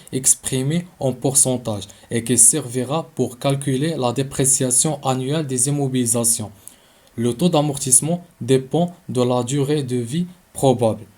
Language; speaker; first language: French; non-native, local second language; Arabic